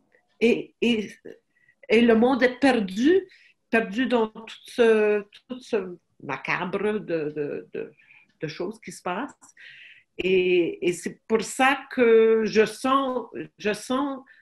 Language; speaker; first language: French; non-native, fluent; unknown